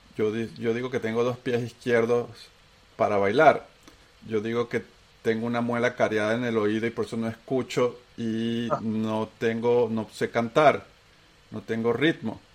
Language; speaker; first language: Spanish; native; Spanish